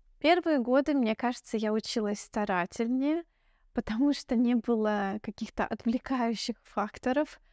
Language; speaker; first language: Russian; native; Russian